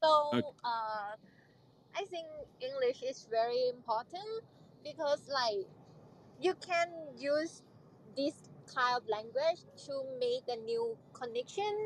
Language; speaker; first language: English; non-native, fluent; Thai